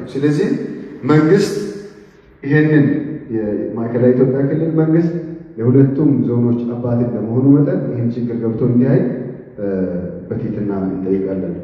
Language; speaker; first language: Amharic; non-native, local second language; Hadiyya